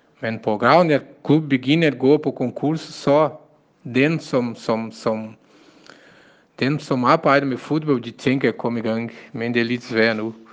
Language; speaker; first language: Danish; non-native, learner; Portuguese